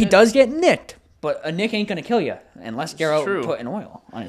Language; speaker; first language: English; native; English